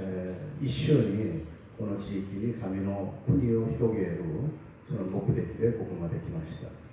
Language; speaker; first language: Japanese; non-native, fluent; Korean